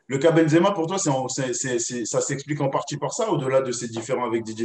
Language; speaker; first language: French; native; French